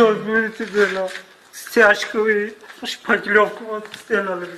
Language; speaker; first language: Russian; non-native, learner; Tajik